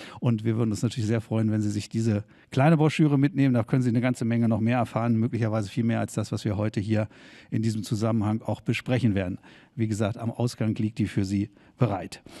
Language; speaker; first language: German; native; German